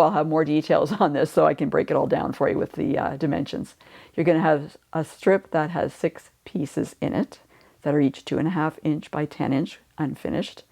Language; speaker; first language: English; native; English